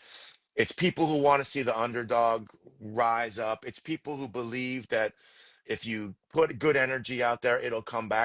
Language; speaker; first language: English; native; English